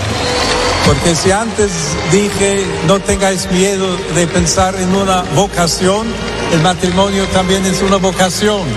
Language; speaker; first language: Spanish; non-native, fluent; English